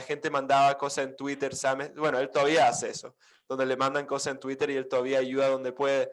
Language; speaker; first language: Spanish; non-native, fluent; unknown